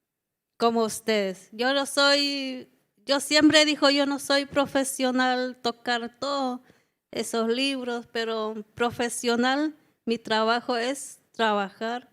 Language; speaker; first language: Spanish; non-native, local second language; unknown